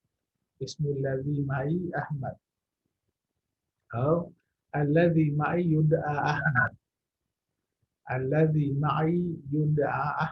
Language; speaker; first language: Arabic; non-native, fluent; Indonesian